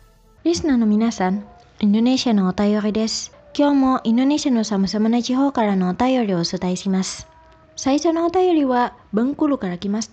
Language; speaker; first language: Japanese; non-native, fluent; Indonesian